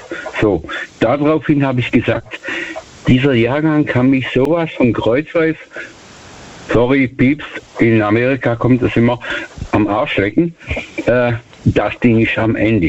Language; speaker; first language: German; native; German